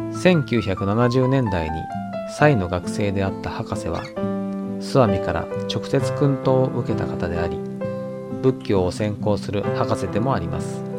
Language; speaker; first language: Japanese; native; Japanese